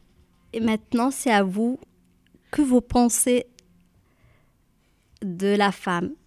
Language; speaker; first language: French; non-native, learner; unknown